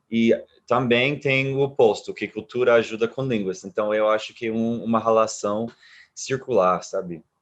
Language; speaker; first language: Portuguese; non-native, fluent; English